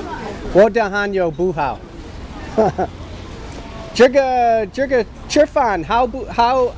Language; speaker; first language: Chinese; non-native, learner; English